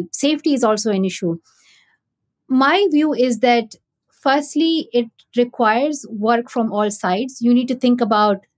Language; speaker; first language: English; non-native, local second language; Pashto